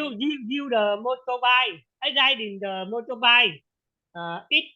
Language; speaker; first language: English; non-native, learner; Vietnamese